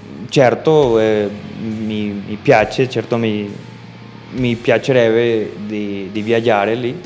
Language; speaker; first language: Italian; non-native, learner; Spanish